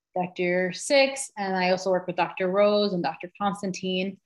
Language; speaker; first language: English; native; English